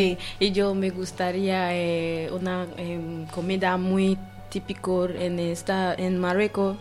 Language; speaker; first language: Spanish; non-native, learner; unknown